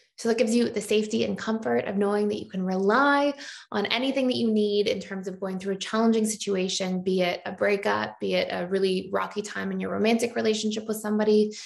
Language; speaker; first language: English; native; English